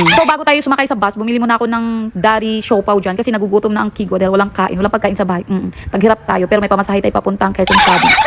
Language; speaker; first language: Filipino; non-native, local second language; Cebuano